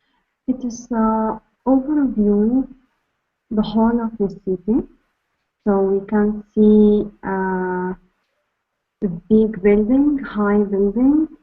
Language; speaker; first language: English; non-native, learner; Arabic